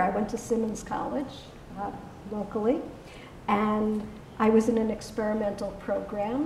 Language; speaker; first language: English; native; English